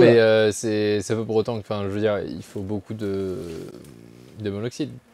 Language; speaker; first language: French; native; French